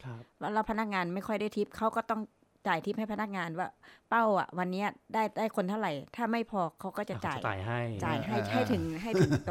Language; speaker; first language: Thai; native; Thai